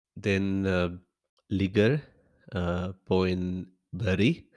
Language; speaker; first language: Swedish; non-native, learner; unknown